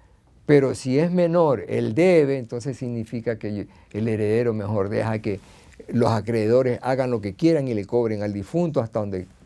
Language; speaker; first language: Spanish; native; Spanish